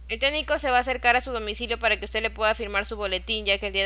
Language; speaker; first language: Spanish; native; Spanish